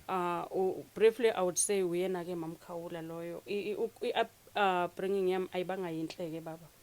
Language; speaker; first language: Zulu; native; Zulu